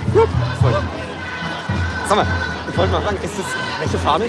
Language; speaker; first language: German; native; German